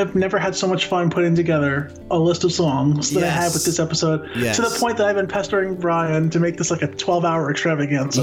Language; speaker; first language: English; native; English